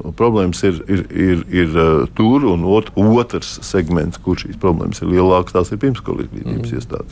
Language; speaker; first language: Latvian; native; Latvian